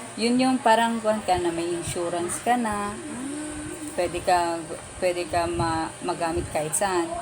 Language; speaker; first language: Filipino; native; Filipino